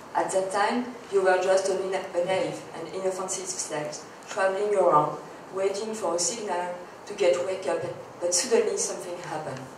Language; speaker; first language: English; non-native, fluent; French